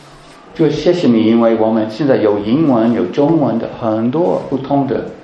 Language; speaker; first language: Chinese; non-native, fluent; English